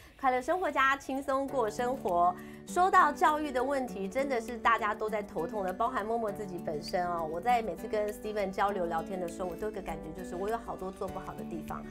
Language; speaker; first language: Chinese; native; Chinese